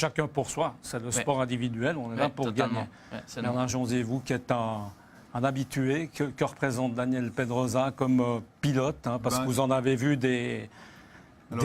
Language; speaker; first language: French; native; French